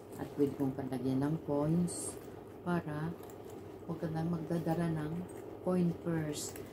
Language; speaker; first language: Filipino; non-native, local second language; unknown